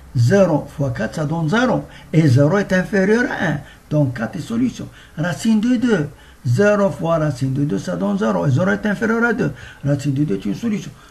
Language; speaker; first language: French; non-native, local second language; Arabic